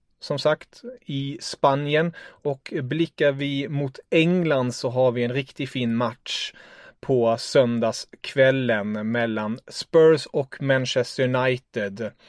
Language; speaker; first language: Swedish; non-native, fluent; German